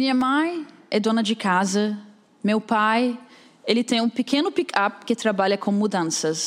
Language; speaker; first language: Portuguese; non-native, fluent; Arabic